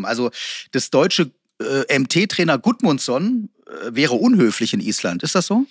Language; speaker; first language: German; native; German